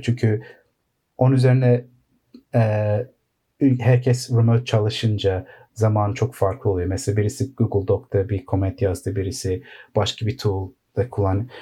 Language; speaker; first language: Turkish; early bilingual, heritage; Turkish